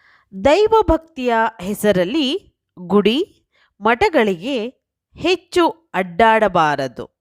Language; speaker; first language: Kannada; native; Kannada